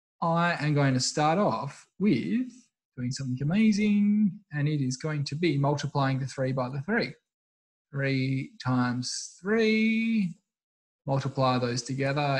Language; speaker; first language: English; native; English